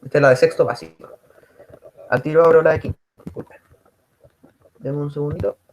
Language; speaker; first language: Spanish; native; Spanish